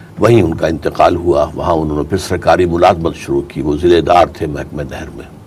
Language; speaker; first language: Urdu; native; Urdu